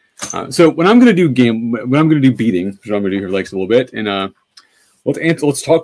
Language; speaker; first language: English; native; English